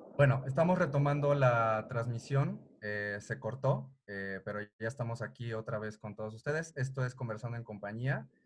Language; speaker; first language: Spanish; native; Spanish